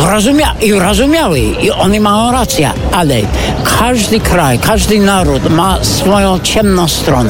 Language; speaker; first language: Polish; non-native, fluent; English